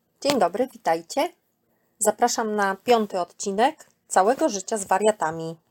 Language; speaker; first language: Polish; native; Polish